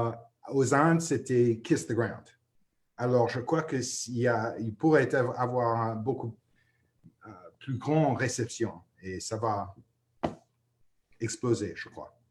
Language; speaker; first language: French; non-native, fluent; English